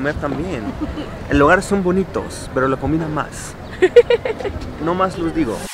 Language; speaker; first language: Spanish; non-native, learner; Arabic